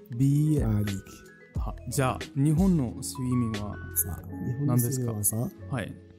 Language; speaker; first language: Japanese; non-native, learner; Arabic